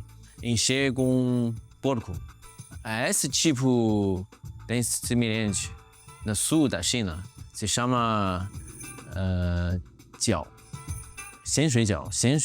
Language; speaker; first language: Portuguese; non-native, learner; Chinese